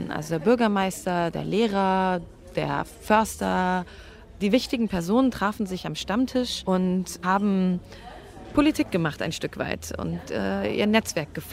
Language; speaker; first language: German; native; German